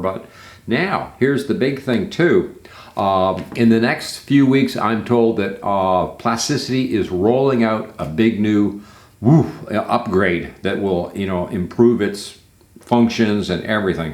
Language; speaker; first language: English; native; English